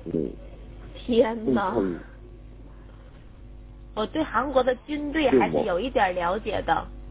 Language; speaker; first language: Chinese; native; Chinese